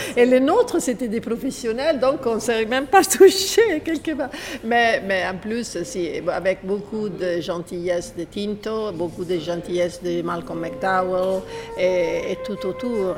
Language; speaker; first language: French; non-native, fluent; Italian